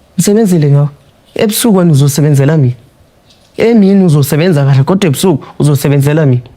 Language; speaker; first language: Zulu; non-native, local second language; Tsonga